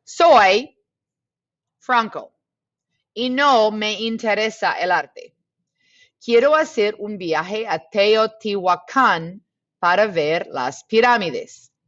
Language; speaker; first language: Spanish; non-native, fluent; English